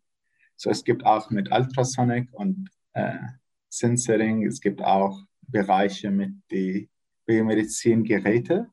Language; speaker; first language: German; non-native, learner; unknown